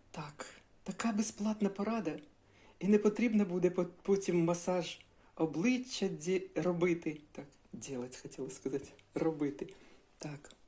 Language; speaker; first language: Ukrainian; non-native, local second language; Russian